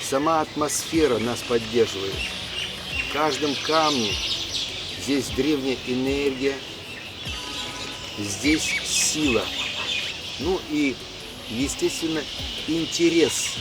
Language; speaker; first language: Russian; native; Russian